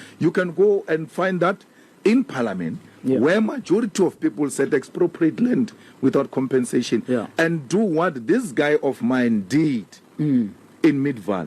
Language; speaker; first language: English; non-native, local second language; Northern Sotho